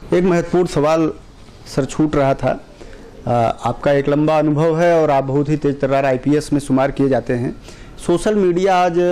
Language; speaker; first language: Hindi; native; Hindi